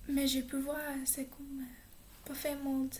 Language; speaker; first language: French; non-native, learner; English